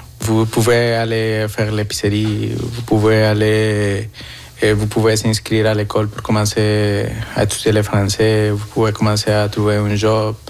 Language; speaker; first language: French; non-native, fluent; Spanish